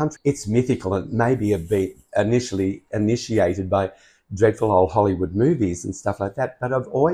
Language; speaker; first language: English; native; English